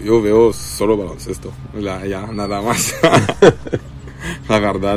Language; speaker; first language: Spanish; non-native, learner; French